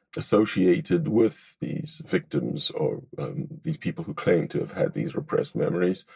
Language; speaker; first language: English; non-native, fluent; Hebrew